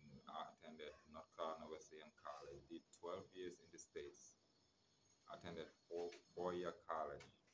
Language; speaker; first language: English; non-native, local second language; Wolof